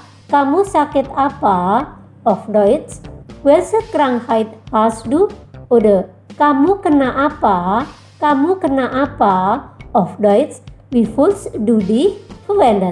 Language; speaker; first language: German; non-native, fluent; Indonesian